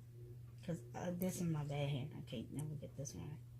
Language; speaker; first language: English; native; English